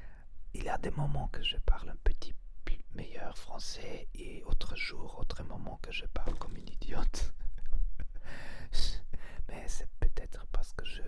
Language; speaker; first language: French; non-native, learner; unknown